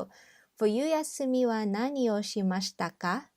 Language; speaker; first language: Japanese; non-native, fluent; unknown